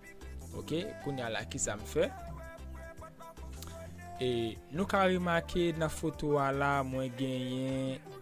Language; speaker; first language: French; non-native, learner; Haitian Creole